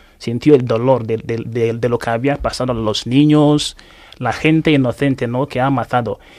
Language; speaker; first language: Spanish; non-native, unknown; Igbo